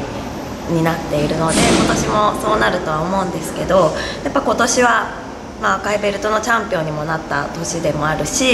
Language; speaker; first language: Japanese; native; Japanese